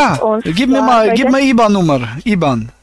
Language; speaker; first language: German; native; German